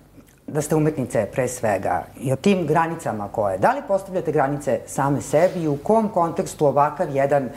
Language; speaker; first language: Serbian; native; Serbian